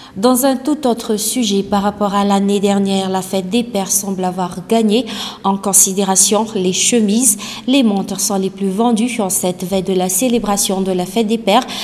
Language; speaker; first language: French; non-native, local second language; Malagasy